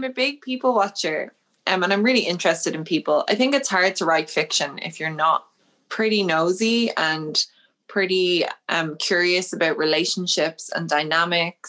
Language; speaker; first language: English; native; English